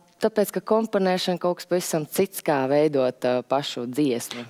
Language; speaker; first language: Latvian; native; Latvian